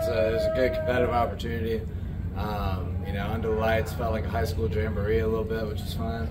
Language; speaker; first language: English; native; English